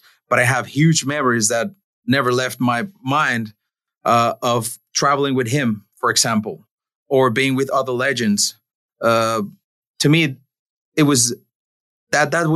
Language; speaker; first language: English; non-native, fluent; Spanish